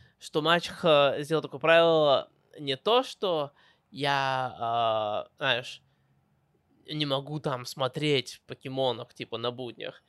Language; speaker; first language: Russian; early bilingual, heritage; Russian